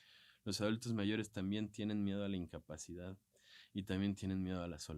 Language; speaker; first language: Spanish; native; Spanish